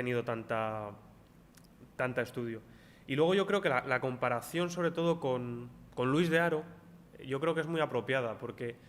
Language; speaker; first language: Spanish; native; Spanish